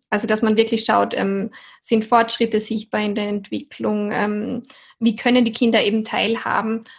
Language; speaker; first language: German; native; German